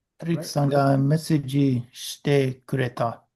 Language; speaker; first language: Japanese; non-native, learner; English